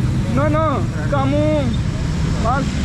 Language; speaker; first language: Indonesian; non-native, learner; Urdu